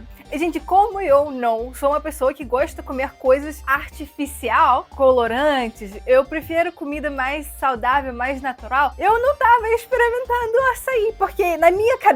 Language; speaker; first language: Portuguese; non-native, fluent; Russian